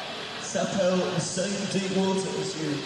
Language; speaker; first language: French; non-native, learner; English